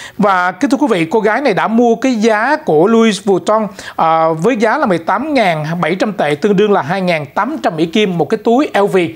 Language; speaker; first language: Vietnamese; early bilingual, heritage; Vietnamese